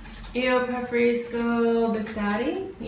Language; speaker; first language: Italian; non-native, learner; English